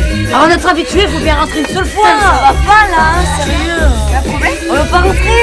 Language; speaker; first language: French; native; French